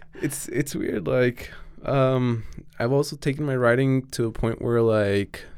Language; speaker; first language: English; non-native, fluent; Spanish